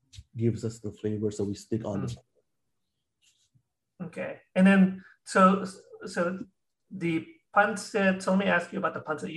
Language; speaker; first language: English; non-native, local second language; Filipino